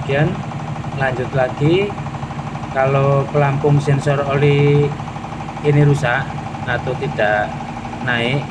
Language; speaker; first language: Indonesian; non-native, local second language; Javanese